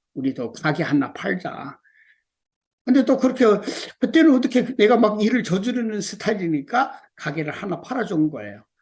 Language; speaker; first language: Korean; native; Korean